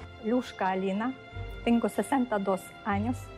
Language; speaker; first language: Spanish; non-native, learner; Ukrainian